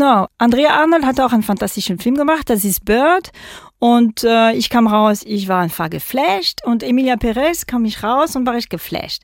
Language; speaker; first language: German; non-native, fluent; French